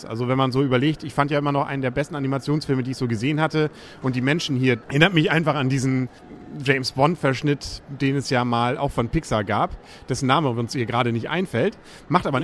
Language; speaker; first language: German; native; German